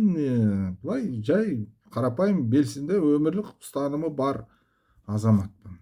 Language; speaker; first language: Kazakh; non-native, local second language; Russian